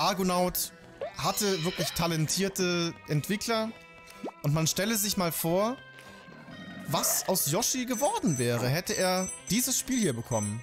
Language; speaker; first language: German; native; German